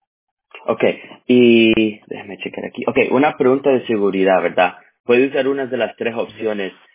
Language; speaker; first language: Spanish; early bilingual, heritage; Spanish